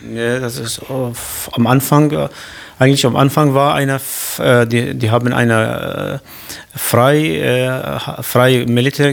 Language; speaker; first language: German; non-native, local second language; Kurdish